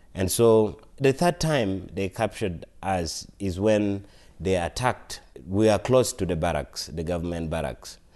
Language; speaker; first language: English; non-native, local second language; Acoli